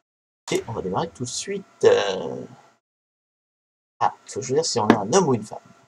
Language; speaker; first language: French; native; French